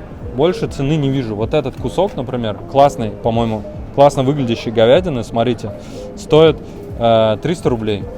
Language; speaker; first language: Russian; native; Russian